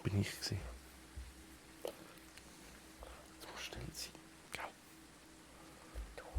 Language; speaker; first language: German; native; German